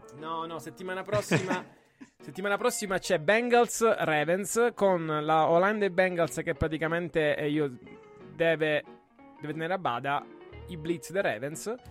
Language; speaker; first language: Italian; native; Italian